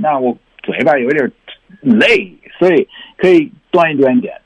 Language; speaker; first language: Chinese; non-native, learner; English